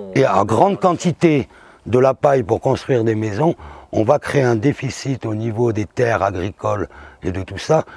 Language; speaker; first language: French; native; French